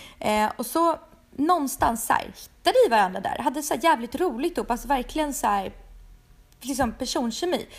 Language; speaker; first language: Swedish; early bilingual, other home language; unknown